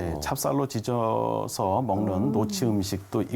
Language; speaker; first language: Korean; native; Korean